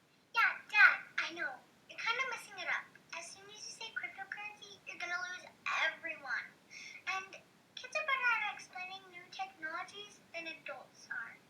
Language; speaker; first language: English; native; English